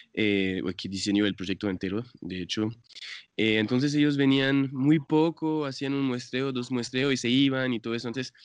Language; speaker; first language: Spanish; non-native, fluent; French